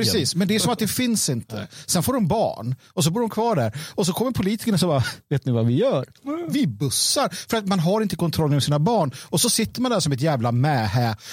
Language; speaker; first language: Swedish; native; Swedish